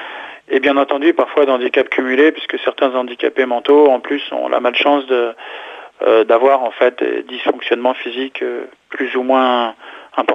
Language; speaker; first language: French; native; French